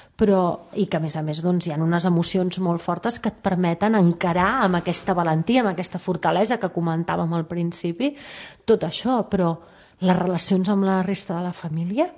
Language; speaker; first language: Catalan; native; Catalan